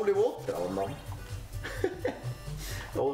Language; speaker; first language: Swedish; native; Swedish